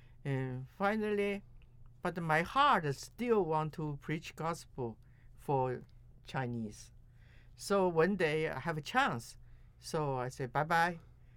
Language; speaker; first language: English; non-native, learner; Chinese